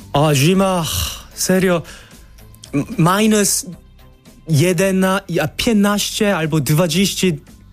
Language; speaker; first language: Polish; non-native, learner; Korean